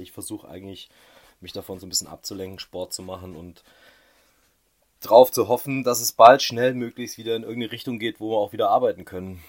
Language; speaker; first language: German; native; German